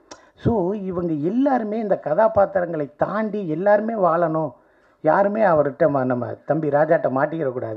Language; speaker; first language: Tamil; native; Tamil